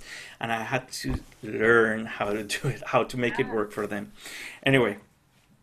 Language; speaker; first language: English; non-native, fluent; Spanish